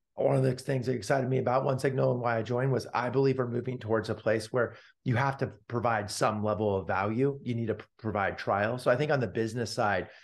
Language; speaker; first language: English; native; English